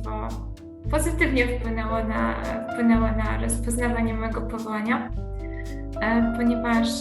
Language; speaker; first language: Polish; early bilingual, heritage; Polish